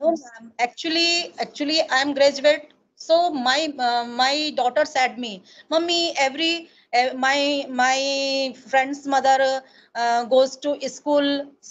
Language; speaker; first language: English; non-native, learner; Hindi